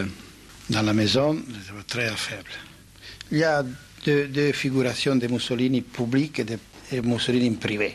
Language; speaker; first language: French; non-native, learner; Italian